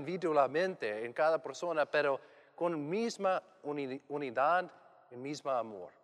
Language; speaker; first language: Spanish; non-native, learner; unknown